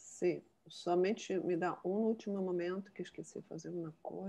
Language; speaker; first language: Portuguese; non-native, fluent; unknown